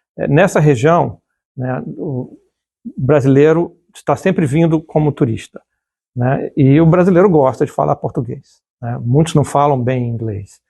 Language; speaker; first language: Portuguese; native; Portuguese